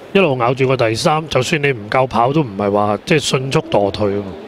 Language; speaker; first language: Cantonese; native; Cantonese